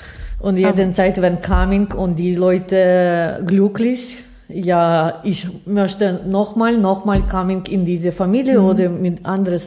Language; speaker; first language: German; non-native, learner; Ukrainian